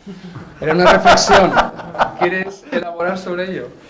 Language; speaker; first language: Spanish; native; Spanish